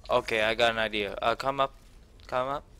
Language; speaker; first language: English; native; English